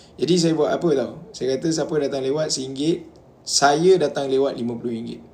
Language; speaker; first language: Malay; native; Malay